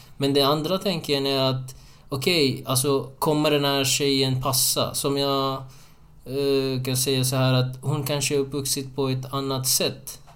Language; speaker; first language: Swedish; non-native, fluent; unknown